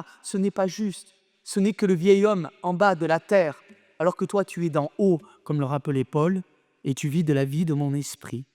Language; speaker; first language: French; native; French